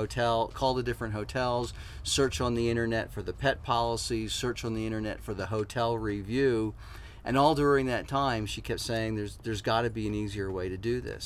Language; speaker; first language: English; native; English